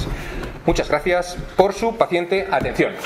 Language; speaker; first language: Spanish; native; Spanish